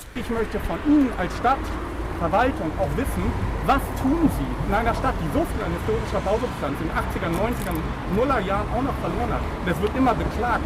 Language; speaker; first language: German; native; German